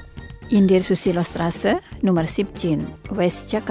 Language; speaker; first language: German; non-native, fluent; Indonesian